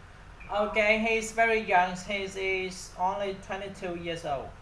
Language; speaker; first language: English; non-native, learner; Vietnamese